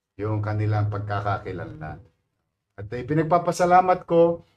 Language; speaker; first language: Filipino; native; Filipino